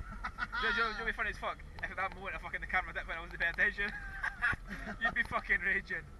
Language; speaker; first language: English; native; English